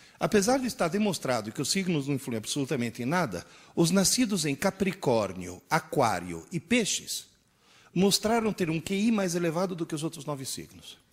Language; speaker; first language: Portuguese; early bilingual, other home language; Italian